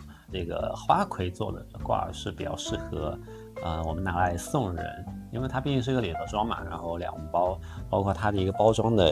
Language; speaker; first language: Chinese; native; Chinese